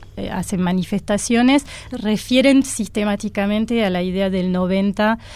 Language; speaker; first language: Spanish; non-native, fluent; French